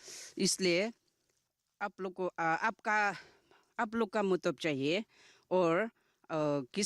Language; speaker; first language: Hindi; non-native, local second language; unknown